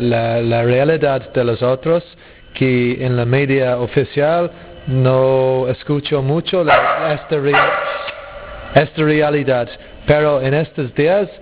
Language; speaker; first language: Spanish; non-native, learner; English